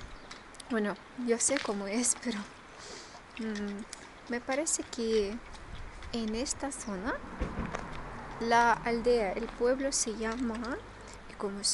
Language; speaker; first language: Spanish; non-native, fluent; Russian